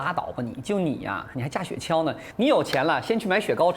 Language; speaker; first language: Chinese; native; Chinese